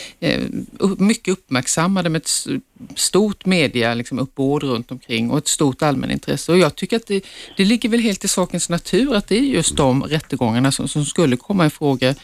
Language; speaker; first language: Swedish; native; Swedish